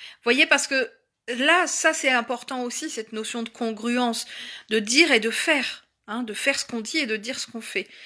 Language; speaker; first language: French; native; French